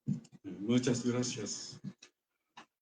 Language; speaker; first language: Spanish; non-native, learner; Japanese